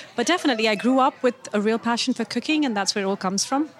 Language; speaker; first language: English; non-native, local second language; Urdu